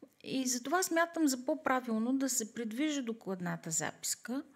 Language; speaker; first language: Bulgarian; native; Bulgarian